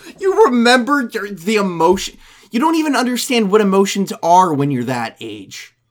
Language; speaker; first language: English; native; English